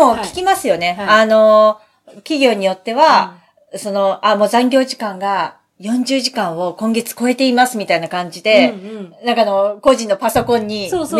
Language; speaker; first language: Japanese; native; Japanese